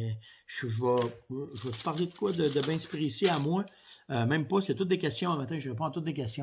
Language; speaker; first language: French; native; French